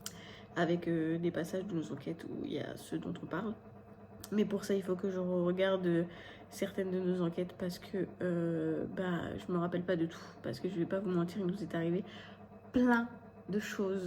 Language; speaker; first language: French; native; French